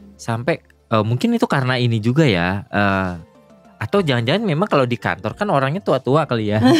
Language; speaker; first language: Indonesian; native; Indonesian